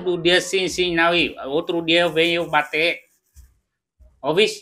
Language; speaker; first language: Portuguese; non-native, learner; Vietnamese